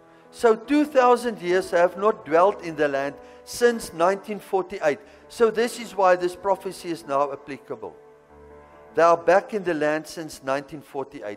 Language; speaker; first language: English; non-native, local second language; Afrikaans